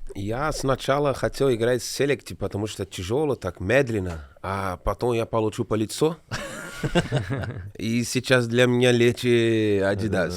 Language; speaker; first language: Russian; non-native, learner; Portuguese